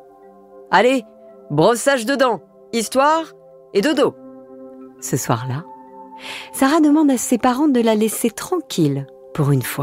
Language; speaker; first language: French; native; French